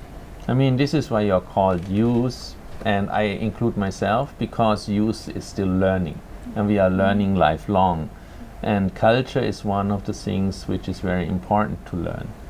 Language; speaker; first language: English; non-native, fluent; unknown